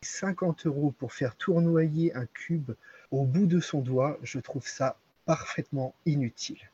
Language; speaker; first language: French; native; French